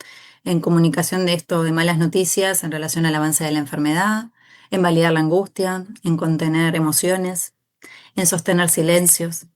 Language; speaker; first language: Spanish; native; Spanish